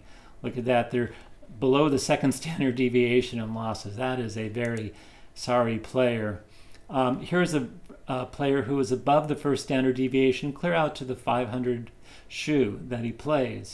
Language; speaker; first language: English; native; English